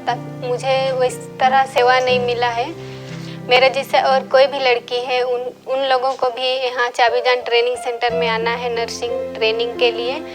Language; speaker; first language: Hindi; non-native, local second language; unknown